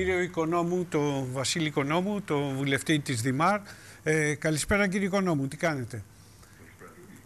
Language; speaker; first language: Greek; native; Greek